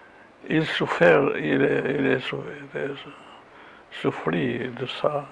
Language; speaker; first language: French; non-native, fluent; Albanian